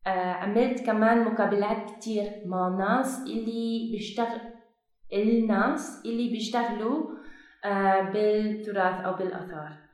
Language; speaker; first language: Arabic; non-native, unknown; Dutch